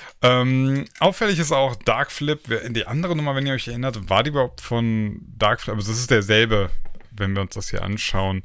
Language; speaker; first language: German; native; German